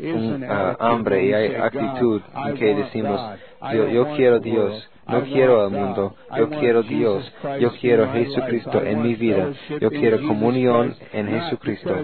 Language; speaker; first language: Spanish; non-native, learner; English